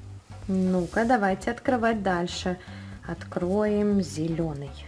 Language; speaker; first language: Russian; native; Russian